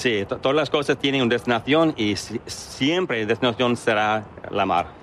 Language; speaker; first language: Spanish; non-native, learner; English